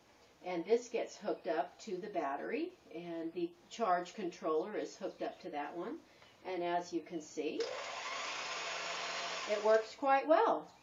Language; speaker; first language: English; native; English